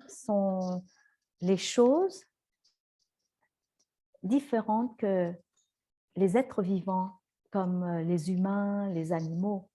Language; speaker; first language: French; non-native, fluent; Vietnamese